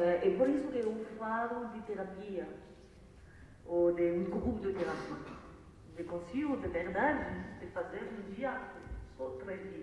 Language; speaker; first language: Portuguese; non-native, learner; French